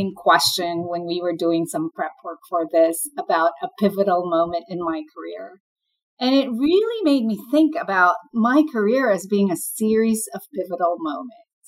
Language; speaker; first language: English; non-native, local second language; Filipino